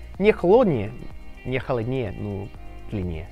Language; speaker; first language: Russian; non-native, learner; English